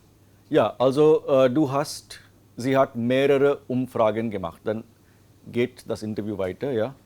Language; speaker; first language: German; non-native, fluent; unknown